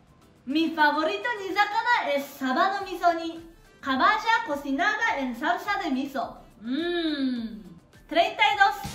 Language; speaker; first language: Spanish; non-native, fluent; Japanese